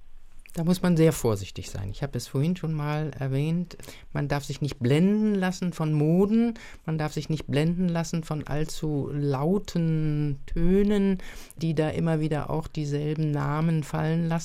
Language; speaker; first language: German; native; German